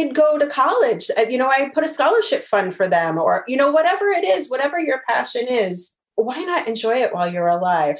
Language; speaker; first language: English; native; English